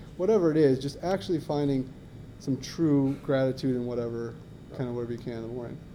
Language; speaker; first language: English; native; English